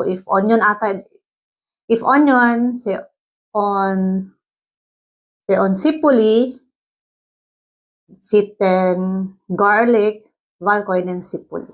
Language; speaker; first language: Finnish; non-native, learner; Cebuano